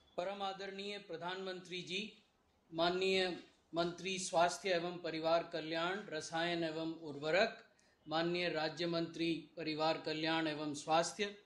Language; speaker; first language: Hindi; native; Hindi